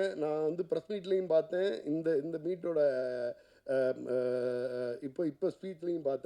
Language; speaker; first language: Tamil; native; Tamil